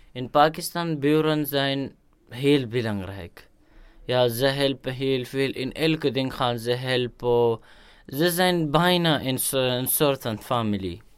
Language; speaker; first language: Dutch; non-native, learner; Urdu